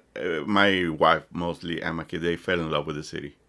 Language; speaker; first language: English; non-native, fluent; Spanish